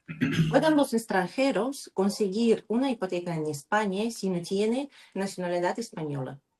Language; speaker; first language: Spanish; non-native, learner; Russian